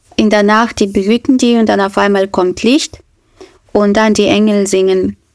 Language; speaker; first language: German; non-native, fluent; Russian